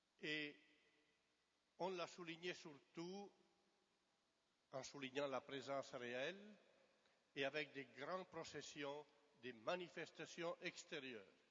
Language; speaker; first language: French; non-native, fluent; Italian